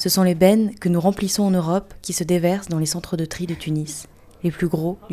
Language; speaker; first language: French; native; French